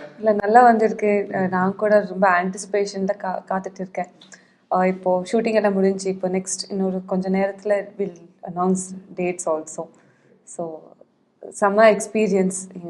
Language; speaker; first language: Tamil; non-native, fluent; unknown